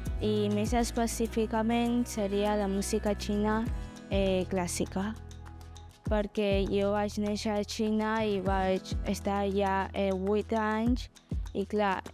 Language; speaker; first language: Catalan; early bilingual, other home language; Chinese